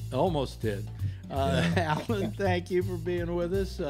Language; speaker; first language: English; native; English